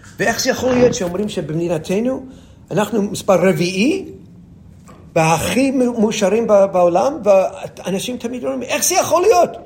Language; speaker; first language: Hebrew; non-native, fluent; English